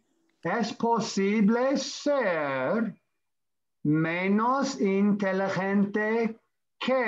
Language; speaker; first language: Spanish; non-native, fluent; English